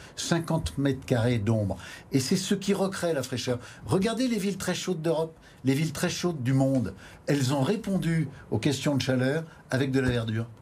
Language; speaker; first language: French; native; French